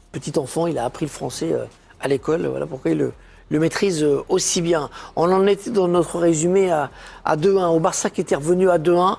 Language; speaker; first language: French; native; French